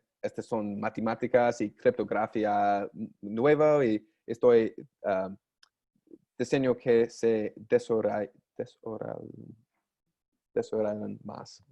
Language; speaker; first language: Spanish; non-native, learner; English